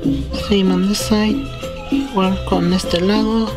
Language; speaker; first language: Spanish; early bilingual, heritage; Spanish